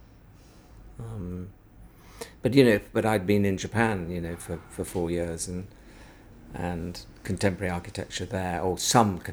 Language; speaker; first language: English; native; English